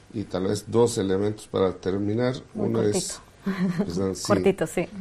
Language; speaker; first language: Spanish; non-native, local second language; Kʼicheʼ